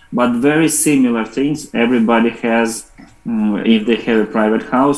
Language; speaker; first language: English; non-native, fluent; Ukrainian